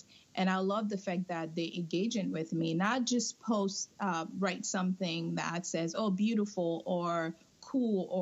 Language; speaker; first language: English; non-native, fluent; Haitian Creole